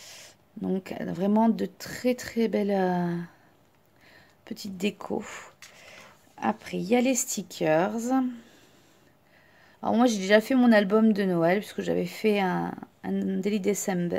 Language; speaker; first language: French; native; French